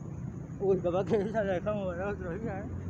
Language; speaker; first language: Spanish; native; Spanish